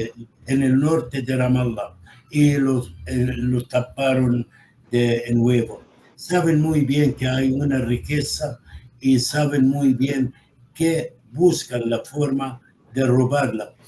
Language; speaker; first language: Spanish; non-native, fluent; Arabic